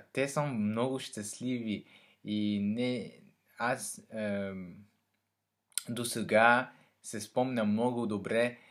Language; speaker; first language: Bulgarian; non-native, learner; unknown